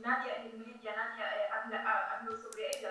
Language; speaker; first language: Spanish; non-native, fluent; Arabic